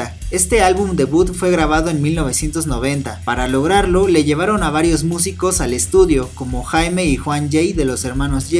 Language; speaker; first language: Spanish; native; Spanish